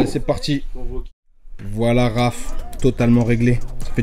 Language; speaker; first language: French; native; French